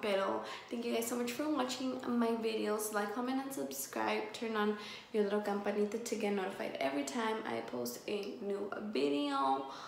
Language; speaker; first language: English; early bilingual, other home language; Spanish